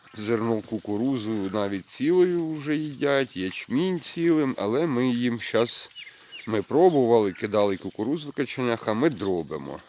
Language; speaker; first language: Ukrainian; native; Ukrainian